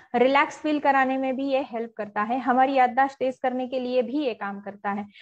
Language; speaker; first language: Hindi; non-native, local second language; Marathi